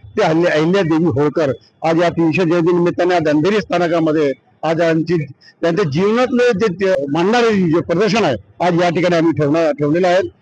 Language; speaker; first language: Marathi; non-native, local second language; Hindi